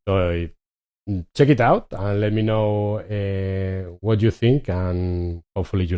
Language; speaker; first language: English; non-native, fluent; Spanish